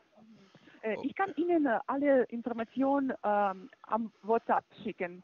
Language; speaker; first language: German; non-native, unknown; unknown